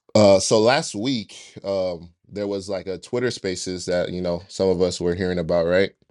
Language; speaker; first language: English; native; English